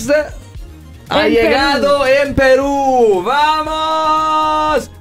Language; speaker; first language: Spanish; non-native, learner; Italian